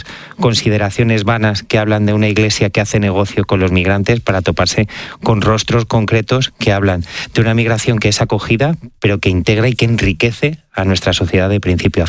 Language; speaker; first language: Spanish; native; Spanish